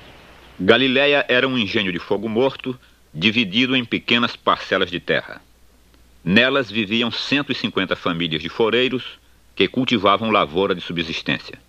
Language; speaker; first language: Portuguese; native; Portuguese